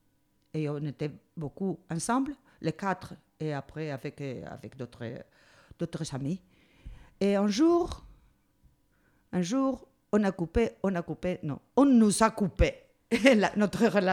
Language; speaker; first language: French; non-native, learner; Spanish